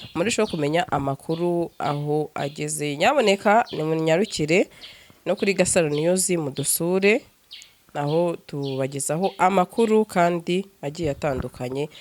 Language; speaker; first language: Kinyarwanda; native; Kinyarwanda